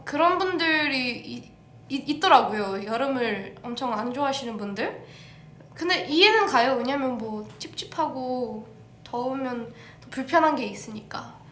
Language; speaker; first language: Korean; early bilingual, heritage; English